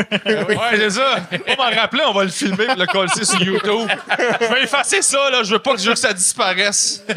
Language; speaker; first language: French; native; French